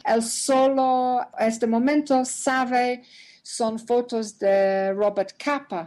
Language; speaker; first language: Spanish; non-native, learner; English